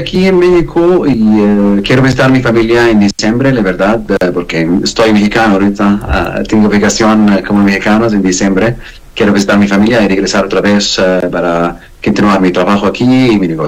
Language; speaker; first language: Spanish; non-native, learner; Arabic